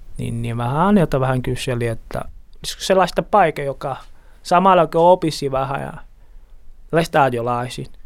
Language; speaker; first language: Finnish; non-native, learner; Portuguese